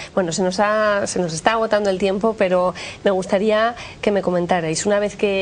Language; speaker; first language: Spanish; native; Spanish